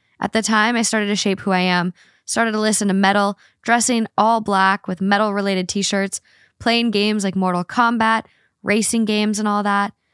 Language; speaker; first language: English; native; English